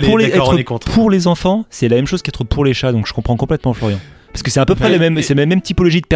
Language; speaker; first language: French; native; French